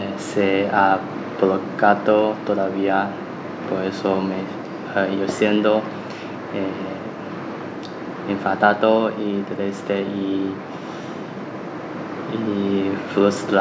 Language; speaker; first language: Spanish; non-native, learner; Chinese